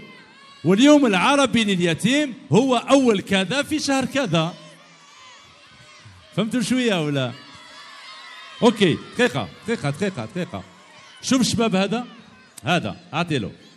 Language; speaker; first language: Arabic; native; Arabic